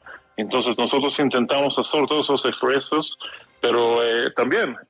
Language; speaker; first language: Spanish; non-native, fluent; Hebrew